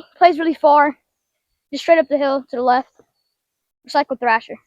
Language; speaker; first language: English; native; English